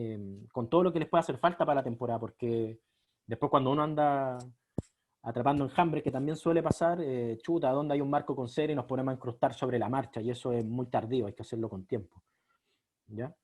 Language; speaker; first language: Spanish; native; Spanish